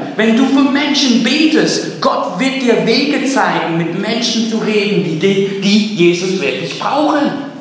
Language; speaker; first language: German; non-native, fluent; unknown